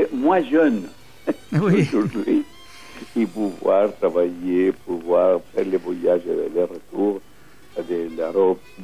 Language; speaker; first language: French; non-native, fluent; Spanish